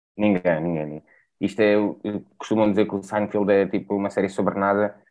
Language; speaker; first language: Portuguese; native; Portuguese